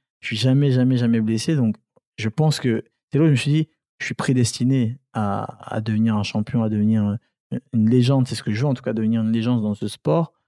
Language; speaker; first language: French; early bilingual, other home language; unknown